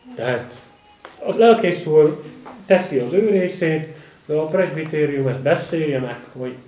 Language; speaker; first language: Hungarian; non-native, fluent; Dutch